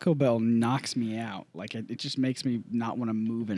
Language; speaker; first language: English; native; English